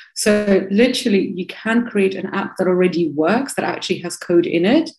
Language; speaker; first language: English; non-native, fluent; Russian